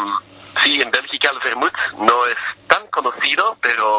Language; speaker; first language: Spanish; non-native, fluent; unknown